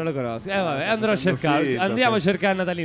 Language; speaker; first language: Italian; native; Italian